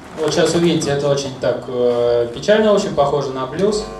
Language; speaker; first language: Russian; native; Russian